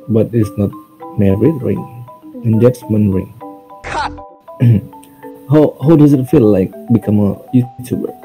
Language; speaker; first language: English; non-native, learner; Indonesian